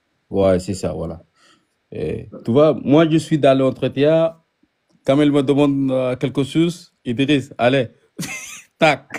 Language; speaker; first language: French; non-native, learner; Arabic